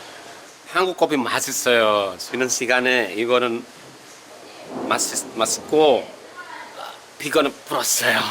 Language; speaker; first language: Korean; non-native, learner; Javanese